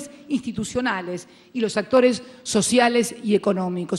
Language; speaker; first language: Spanish; native; Spanish